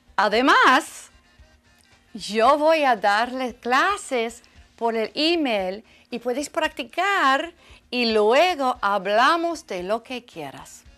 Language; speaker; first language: Spanish; non-native, fluent; English